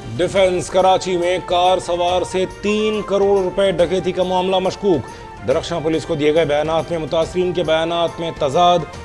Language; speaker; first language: Urdu; native; Urdu